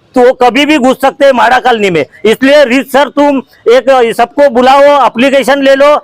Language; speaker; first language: Hindi; non-native, local second language; Marathi